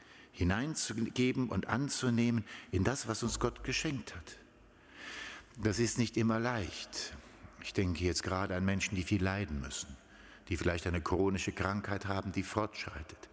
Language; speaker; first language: German; native; German